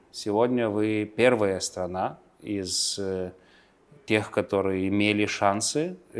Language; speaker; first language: Russian; non-native, local second language; Lithuanian